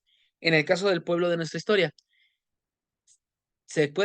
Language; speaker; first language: Spanish; native; Spanish